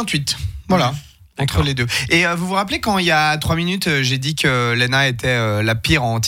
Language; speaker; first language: French; native; French